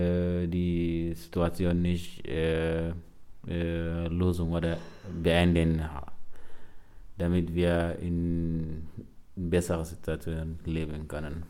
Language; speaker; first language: German; non-native, learner; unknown